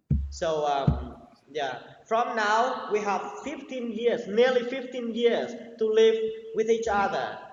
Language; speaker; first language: English; non-native, learner; Vietnamese